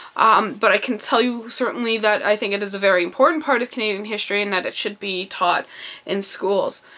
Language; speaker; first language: English; native; English